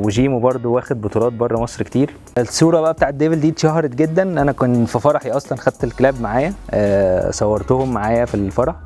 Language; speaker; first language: Arabic; native; Arabic